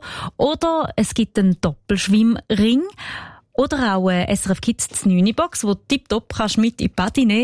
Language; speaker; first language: German; native; German